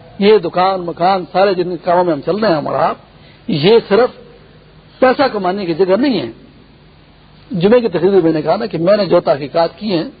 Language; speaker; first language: Urdu; non-native, local second language; Pashto